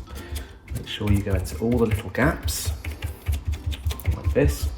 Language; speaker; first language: English; native; English